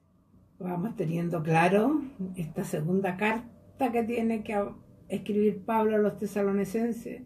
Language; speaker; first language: Spanish; native; Spanish